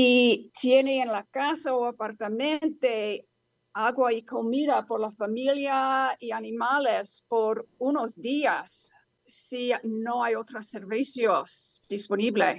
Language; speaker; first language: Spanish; non-native, learner; English